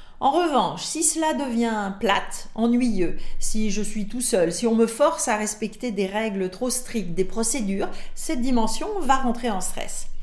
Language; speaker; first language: French; native; French